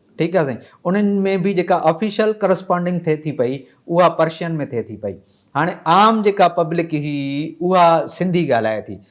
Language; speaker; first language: Sindhi; native; Sindhi